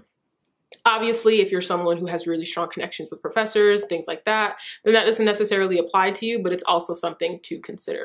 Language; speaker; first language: English; early bilingual, other home language; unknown